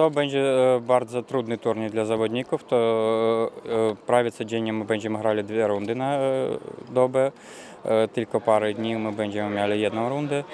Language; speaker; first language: Polish; non-native, fluent; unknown